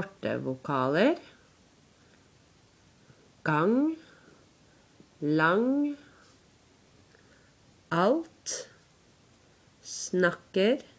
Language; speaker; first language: Norwegian; non-native, learner; English